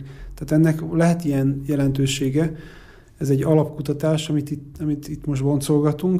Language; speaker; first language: Hungarian; native; Hungarian